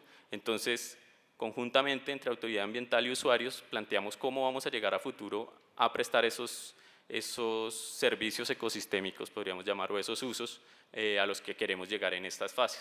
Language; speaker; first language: Spanish; native; Spanish